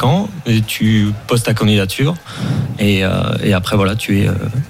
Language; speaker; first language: French; native; French